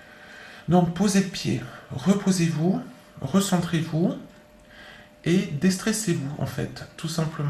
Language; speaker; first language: French; native; French